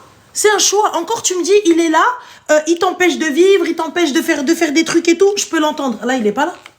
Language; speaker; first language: French; early bilingual, other home language; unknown